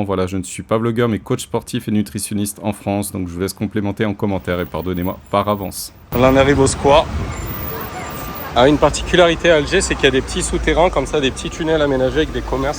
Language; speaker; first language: French; native; French